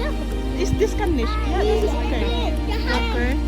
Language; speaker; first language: German; non-native, learner; Filipino